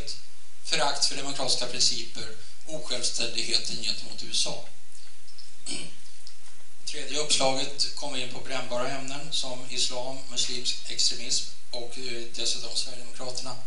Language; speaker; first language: Swedish; native; Swedish